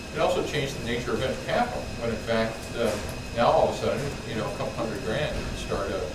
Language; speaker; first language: English; native; English